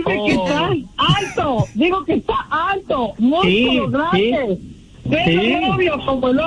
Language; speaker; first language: Spanish; native; Spanish